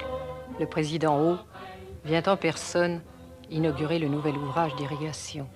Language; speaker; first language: French; native; French